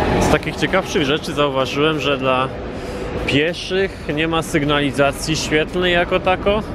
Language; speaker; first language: Polish; native; Polish